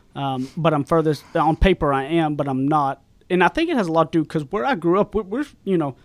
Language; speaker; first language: English; native; English